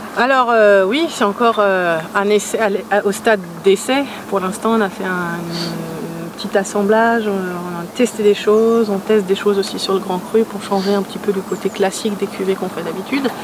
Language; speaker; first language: French; native; French